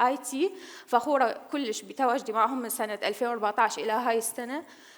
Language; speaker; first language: English; non-native, learner; Arabic